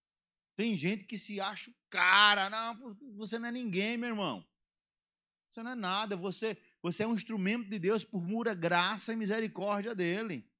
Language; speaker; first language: Portuguese; native; Portuguese